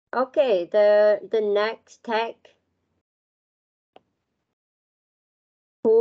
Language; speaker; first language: English; non-native, learner; Vietnamese